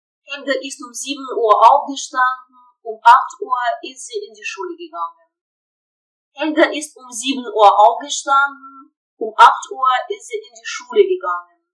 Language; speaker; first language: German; non-native, fluent; Russian